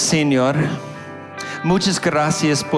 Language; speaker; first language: Spanish; non-native, learner; English